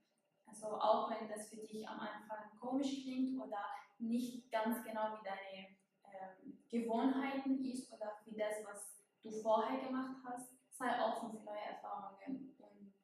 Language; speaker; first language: German; non-native, fluent; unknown